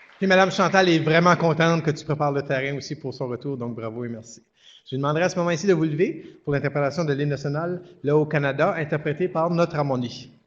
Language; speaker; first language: French; native; French